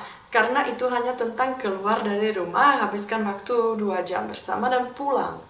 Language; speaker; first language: Indonesian; non-native, fluent; Czech